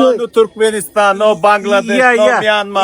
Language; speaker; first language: English; non-native, learner; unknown